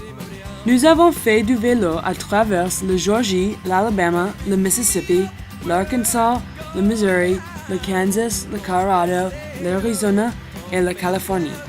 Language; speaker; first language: French; non-native, learner; English